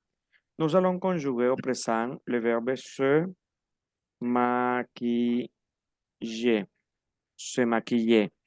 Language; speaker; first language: French; non-native, fluent; Spanish